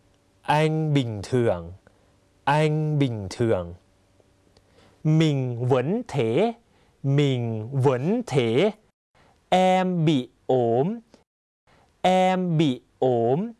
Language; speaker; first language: Vietnamese; non-native, fluent; Thai